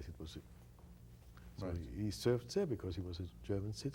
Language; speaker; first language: English; non-native, fluent; German